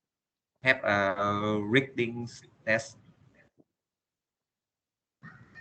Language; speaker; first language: English; non-native, learner; Vietnamese